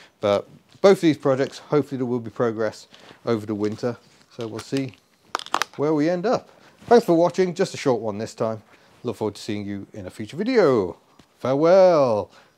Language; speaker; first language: English; native; English